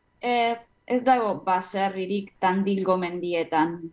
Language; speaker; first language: Basque; non-native, learner; Spanish